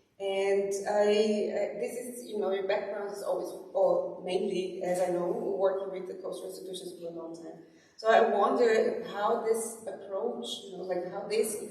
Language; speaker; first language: English; non-native, fluent; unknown